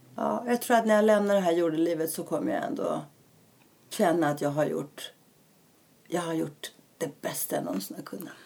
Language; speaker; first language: Swedish; early bilingual, other home language; Greek